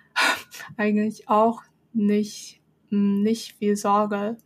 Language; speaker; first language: German; non-native, fluent; Chinese